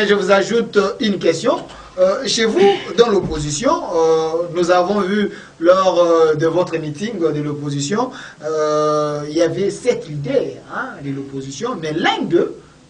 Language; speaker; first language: French; non-native, local second language; Lingala